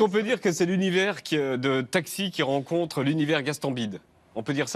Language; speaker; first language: French; native; French